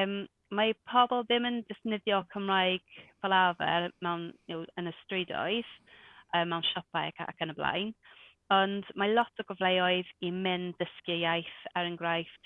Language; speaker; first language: Welsh; non-native, local second language; English